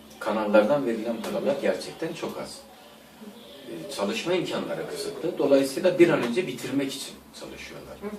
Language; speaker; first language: Turkish; native; Turkish